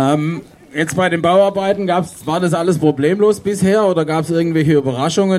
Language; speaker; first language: German; native; German